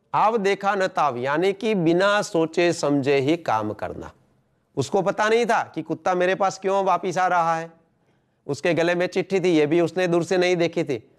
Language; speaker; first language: Hindi; non-native, local second language; Gujarati